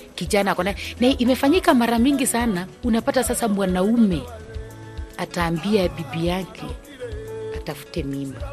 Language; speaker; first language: Swahili; non-native, local second language; Luyia